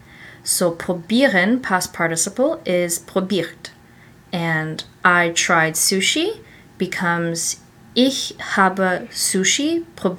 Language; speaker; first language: German; non-native, learner; English